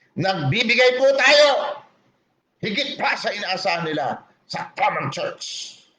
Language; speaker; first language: Filipino; non-native, local second language; Hiligaynon